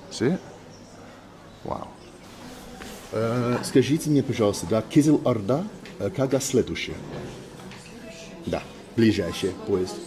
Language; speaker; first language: Russian; non-native, learner; English